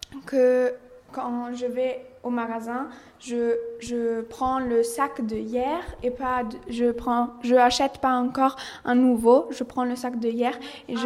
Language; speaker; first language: French; non-native, learner; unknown